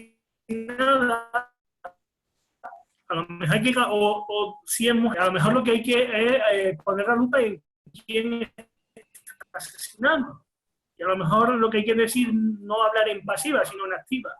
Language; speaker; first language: Spanish; native; Spanish